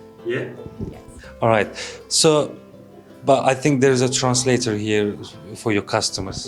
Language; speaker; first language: English; non-native, fluent; Turkish